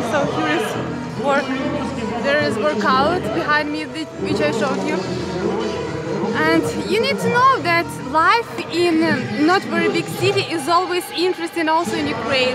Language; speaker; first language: English; non-native, fluent; Ukrainian